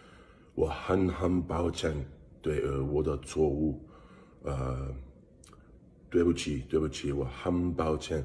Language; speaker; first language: Chinese; non-native, learner; English